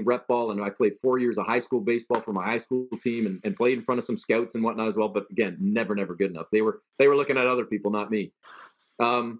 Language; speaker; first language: English; native; English